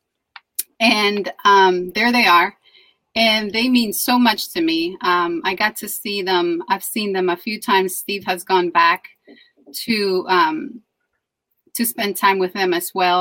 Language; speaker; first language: English; early bilingual, other home language; Spanish